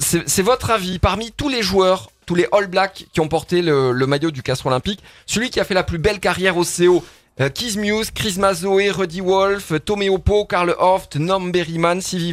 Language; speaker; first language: French; native; French